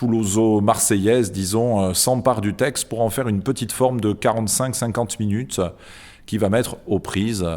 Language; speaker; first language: French; native; French